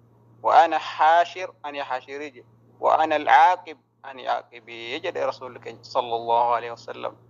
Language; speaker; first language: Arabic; non-native, learner; Oromo